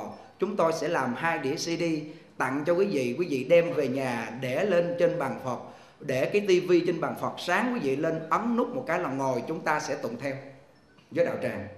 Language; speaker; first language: Vietnamese; native; Vietnamese